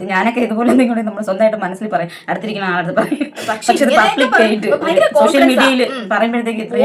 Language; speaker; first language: Malayalam; native; Malayalam